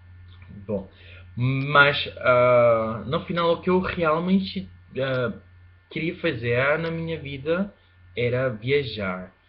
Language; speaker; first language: Portuguese; non-native, fluent; Spanish